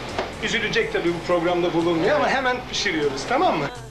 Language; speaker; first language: Turkish; non-native, fluent; English